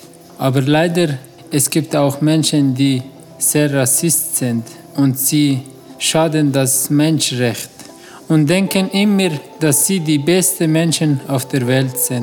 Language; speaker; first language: German; non-native, learner; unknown